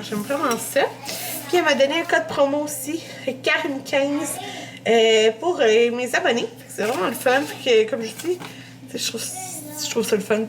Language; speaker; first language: French; native; French